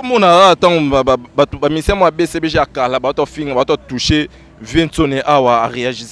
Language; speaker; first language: French; non-native, local second language; Lingala